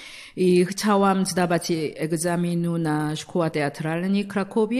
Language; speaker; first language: Polish; non-native, learner; Korean